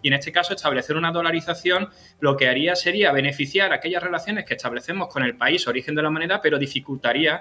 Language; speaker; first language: Spanish; native; Spanish